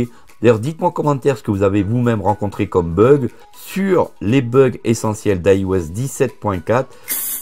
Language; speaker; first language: French; native; French